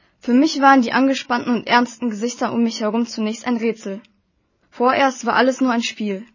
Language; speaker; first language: German; early bilingual, other home language; Russian